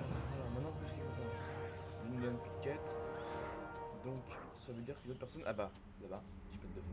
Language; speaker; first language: French; native; French